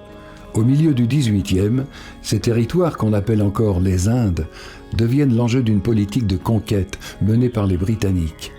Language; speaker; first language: French; native; French